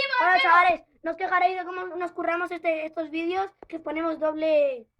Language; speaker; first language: Spanish; native; Spanish